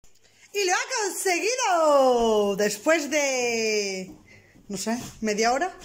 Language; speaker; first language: Spanish; native; Spanish